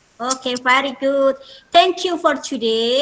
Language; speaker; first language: English; non-native, fluent; Indonesian